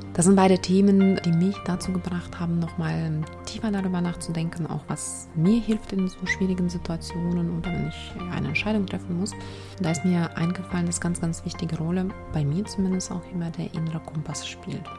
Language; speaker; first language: German; non-native, fluent; Ukrainian